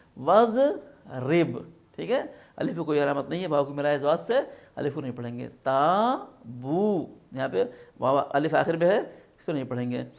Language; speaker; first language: Urdu; native; Urdu